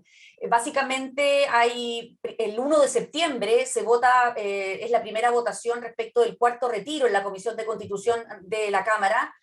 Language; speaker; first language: Spanish; native; Spanish